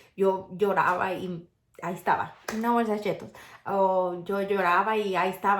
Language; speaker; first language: Spanish; early bilingual, heritage; Spanish